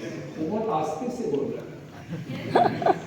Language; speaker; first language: Hindi; non-native, local second language; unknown